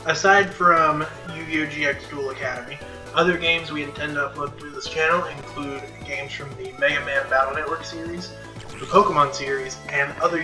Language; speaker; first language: English; native; English